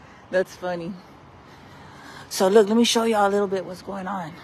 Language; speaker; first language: English; early bilingual, other home language; Spanish